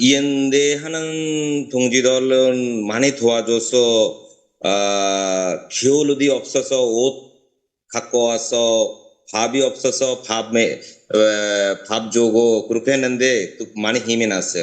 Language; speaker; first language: Korean; non-native, learner; Bangla